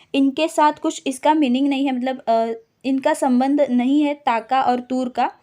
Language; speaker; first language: Hindi; non-native, local second language; Marathi